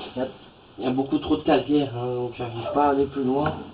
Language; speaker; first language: French; native; French